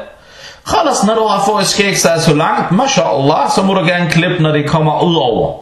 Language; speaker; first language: Danish; non-native, fluent; Arabic